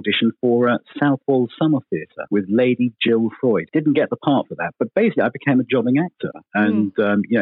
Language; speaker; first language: English; native; English